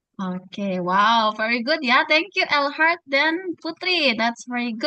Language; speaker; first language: English; non-native, fluent; Indonesian